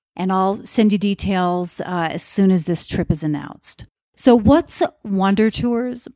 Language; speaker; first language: English; native; English